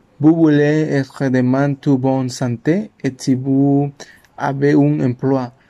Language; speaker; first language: French; non-native, learner; Spanish